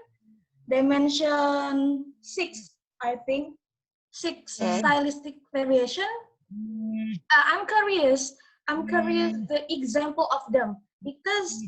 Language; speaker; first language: English; non-native, learner; Indonesian